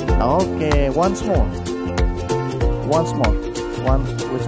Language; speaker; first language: English; non-native, fluent; Indonesian